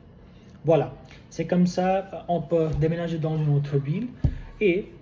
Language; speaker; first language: French; non-native, learner; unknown